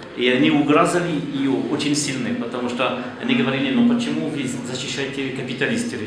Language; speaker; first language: Russian; non-native, learner; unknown